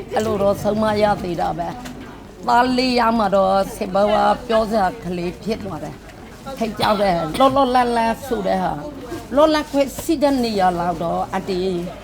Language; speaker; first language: Burmese; native; Burmese